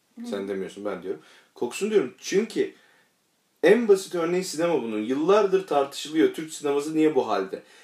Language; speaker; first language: Turkish; native; Turkish